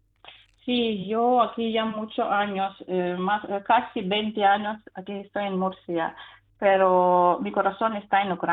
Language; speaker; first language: Spanish; non-native, fluent; Ukrainian